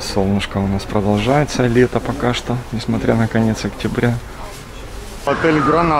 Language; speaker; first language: Russian; native; Russian